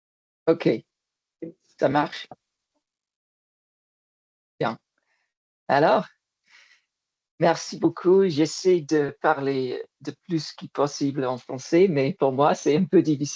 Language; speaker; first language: French; non-native, learner; English